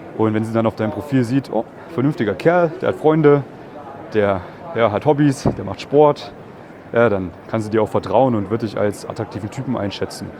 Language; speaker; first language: German; native; German